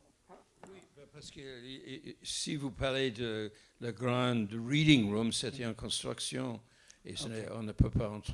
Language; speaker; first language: French; non-native, fluent; English